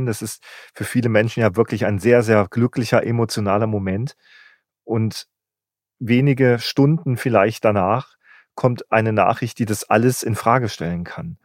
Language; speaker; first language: German; native; German